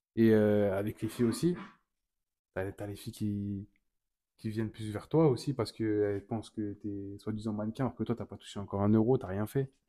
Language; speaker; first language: French; native; French